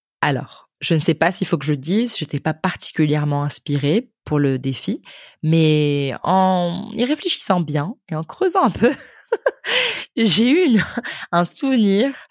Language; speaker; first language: French; native; French